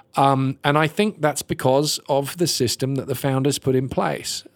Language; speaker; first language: English; native; English